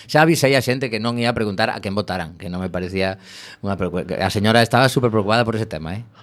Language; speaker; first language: Galician; native; Galician